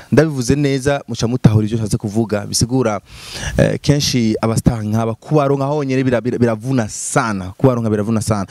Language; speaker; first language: Rundi; native; Rundi